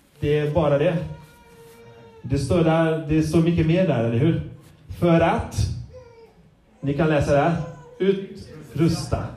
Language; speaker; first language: Swedish; non-native, fluent; Portuguese